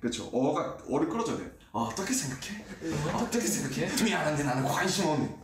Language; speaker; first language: Korean; native; Korean